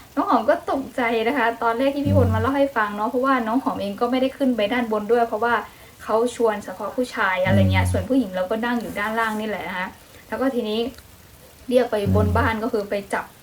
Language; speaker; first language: Thai; non-native, fluent; Burmese